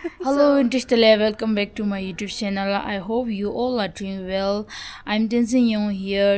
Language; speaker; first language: English; non-native, learner; Tibetan